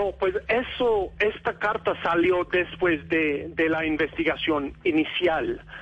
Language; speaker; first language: Spanish; non-native, fluent; English